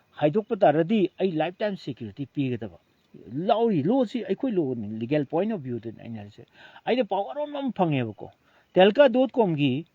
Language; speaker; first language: Manipuri; non-native, local second language; Thado Chin